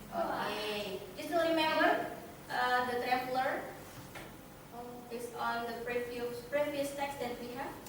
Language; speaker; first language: English; non-native, fluent; Indonesian